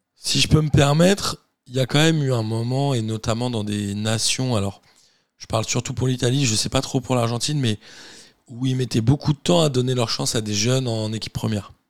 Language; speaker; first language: French; native; French